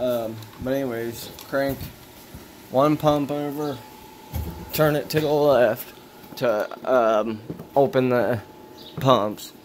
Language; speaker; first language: English; native; English